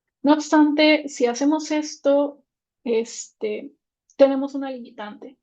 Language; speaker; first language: Spanish; native; Spanish